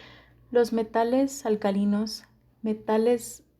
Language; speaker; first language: Spanish; native; Spanish